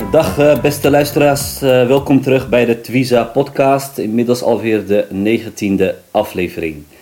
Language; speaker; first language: Dutch; early bilingual, other home language; Riffian